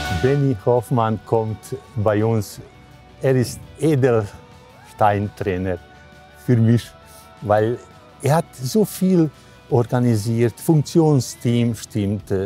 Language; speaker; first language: German; non-native, learner; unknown